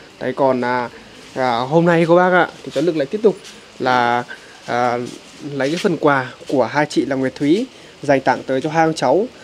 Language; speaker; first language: Vietnamese; native; Vietnamese